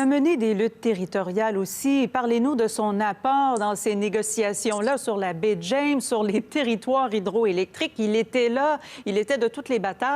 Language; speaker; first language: French; native; French